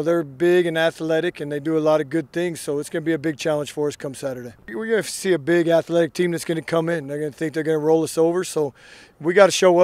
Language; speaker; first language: English; native; English